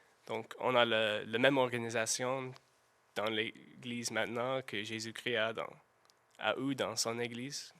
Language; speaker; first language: French; non-native, learner; English